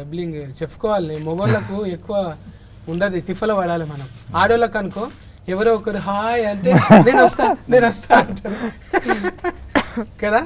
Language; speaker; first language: Telugu; native; Telugu